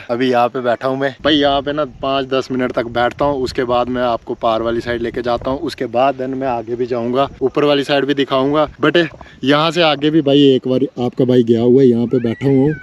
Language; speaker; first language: Hindi; native; Hindi